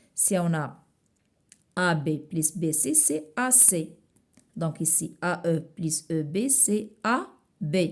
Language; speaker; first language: French; non-native, local second language; Arabic